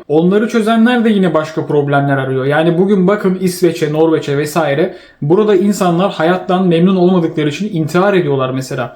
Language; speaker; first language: Turkish; native; Turkish